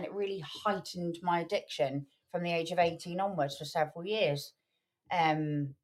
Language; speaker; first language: English; native; English